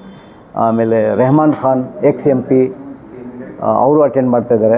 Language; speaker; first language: Kannada; non-native, local second language; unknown